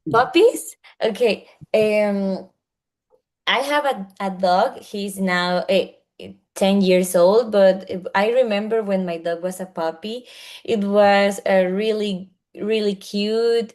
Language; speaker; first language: English; non-native, learner; Spanish